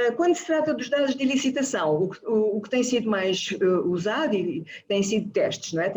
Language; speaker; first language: Portuguese; native; Portuguese